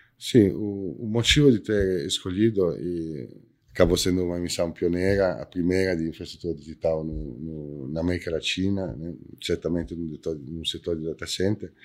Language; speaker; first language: Portuguese; non-native, fluent; Italian